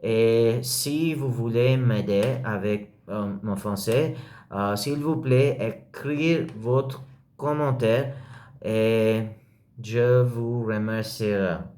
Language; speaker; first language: French; non-native, learner; English